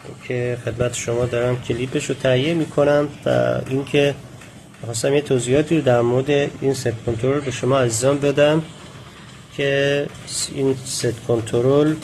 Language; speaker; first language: Persian; native; Persian